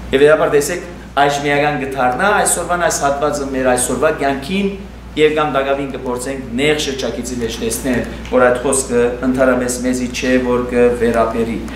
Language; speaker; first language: Armenian; early bilingual, heritage; Armenian